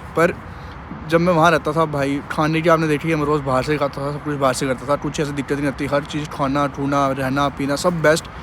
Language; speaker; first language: Hindi; native; Hindi